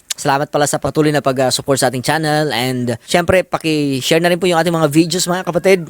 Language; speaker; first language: Filipino; native; Filipino